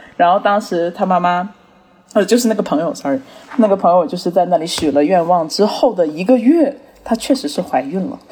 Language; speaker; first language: Chinese; early bilingual, heritage; Chinese